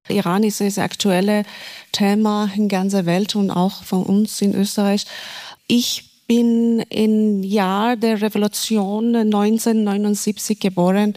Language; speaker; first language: German; non-native, fluent; Persian